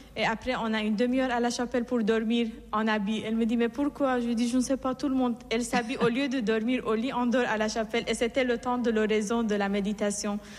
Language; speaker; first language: French; non-native, fluent; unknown